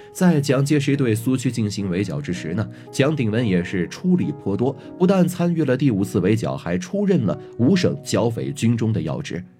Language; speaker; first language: Chinese; native; Chinese